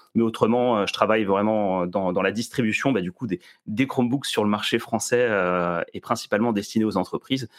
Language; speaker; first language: French; early bilingual, other home language; Serbian